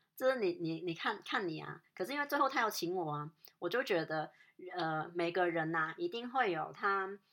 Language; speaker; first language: Chinese; non-native, local second language; Cantonese